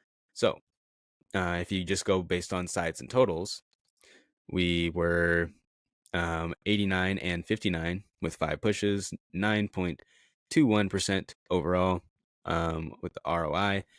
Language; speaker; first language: English; native; English